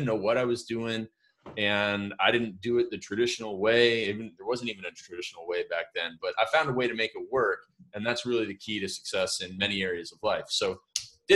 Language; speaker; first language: English; native; English